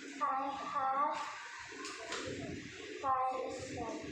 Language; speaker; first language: English; non-native, learner; Vietnamese